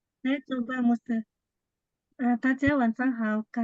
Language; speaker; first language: Chinese; non-native, learner; Indonesian